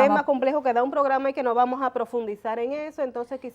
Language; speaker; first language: Spanish; native; Spanish